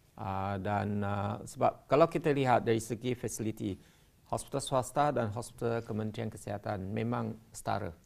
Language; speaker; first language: Malay; non-native, local second language; Chinese